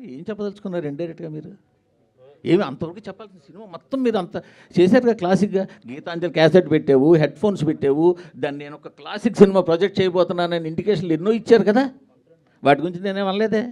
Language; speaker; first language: Telugu; native; Telugu